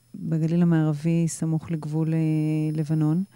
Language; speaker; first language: Hebrew; native; Hebrew